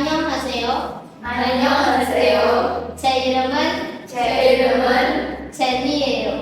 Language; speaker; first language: Korean; non-native, learner; Indonesian